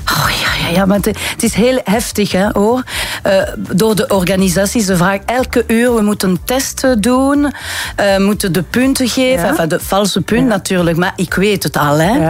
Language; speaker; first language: Dutch; non-native, local second language; French